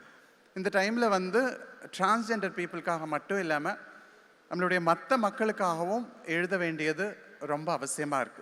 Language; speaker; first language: Tamil; native; Tamil